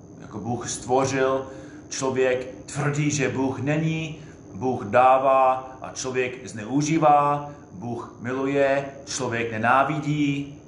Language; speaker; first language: Czech; non-native, fluent; English